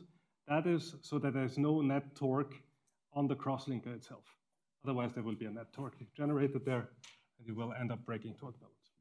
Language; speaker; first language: English; non-native, fluent; German